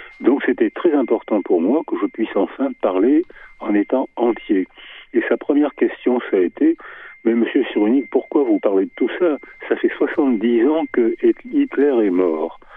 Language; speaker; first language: French; native; French